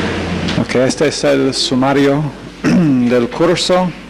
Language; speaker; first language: Spanish; non-native, fluent; English